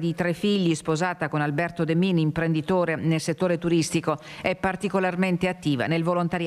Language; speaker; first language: Italian; native; Italian